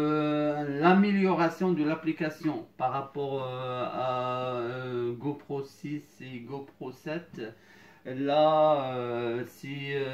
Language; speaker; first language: French; non-native, fluent; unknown